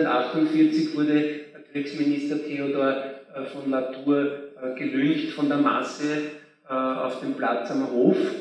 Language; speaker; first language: German; native; German